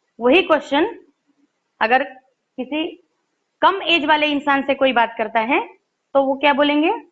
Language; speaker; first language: Hindi; non-native, local second language; Marathi